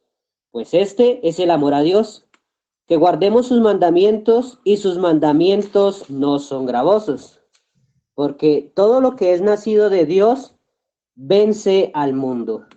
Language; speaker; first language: Spanish; native; Spanish